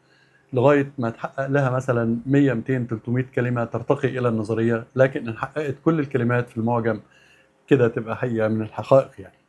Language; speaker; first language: Arabic; native; Arabic